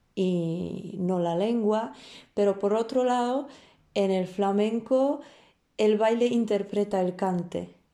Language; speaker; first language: Spanish; non-native, fluent; Polish